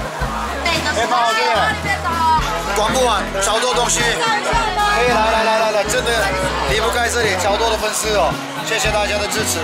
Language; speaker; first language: Chinese; non-native, fluent; Turkish